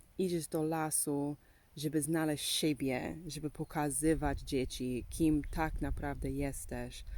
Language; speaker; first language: Polish; non-native, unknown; English